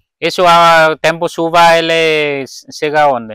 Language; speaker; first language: Portuguese; non-native, learner; Vietnamese